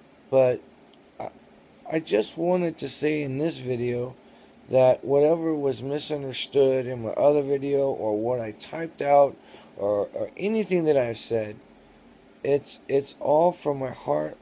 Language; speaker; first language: English; native; English